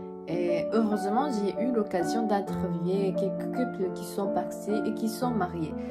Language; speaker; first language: French; non-native, fluent; Japanese